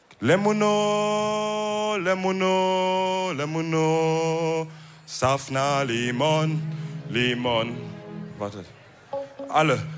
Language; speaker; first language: German; early bilingual, other home language; Wolof